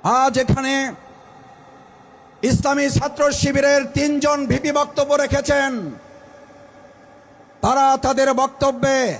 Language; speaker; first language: Bangla; native; Bangla